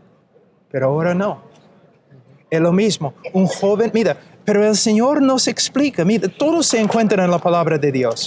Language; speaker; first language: Spanish; non-native, fluent; English